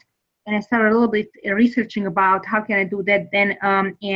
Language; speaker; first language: English; non-native, fluent; Serbian